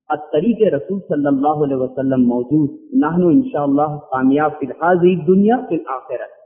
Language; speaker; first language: Arabic; non-native, learner; Urdu